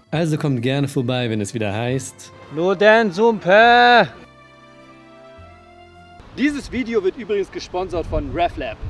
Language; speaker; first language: German; native; German